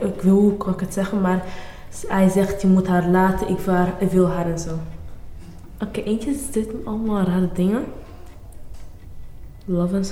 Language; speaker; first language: Dutch; non-native, learner; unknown